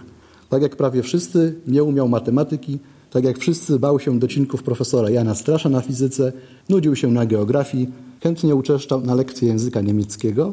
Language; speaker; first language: Polish; native; Polish